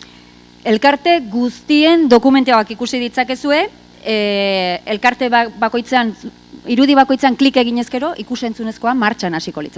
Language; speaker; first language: Basque; native; Basque